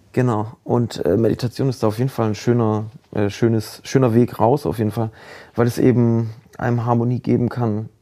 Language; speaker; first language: German; early bilingual, other home language; Polish